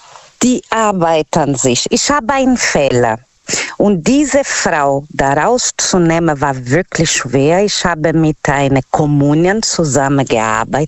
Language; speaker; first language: German; non-native, learner; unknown